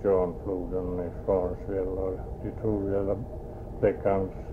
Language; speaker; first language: Swedish; early bilingual, heritage; Swedish